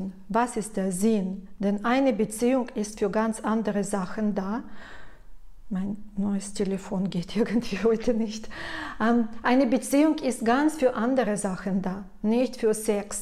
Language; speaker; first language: German; non-native, fluent; Russian